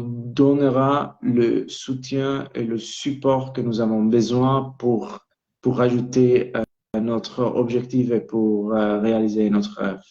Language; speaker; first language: French; non-native, local second language; Italian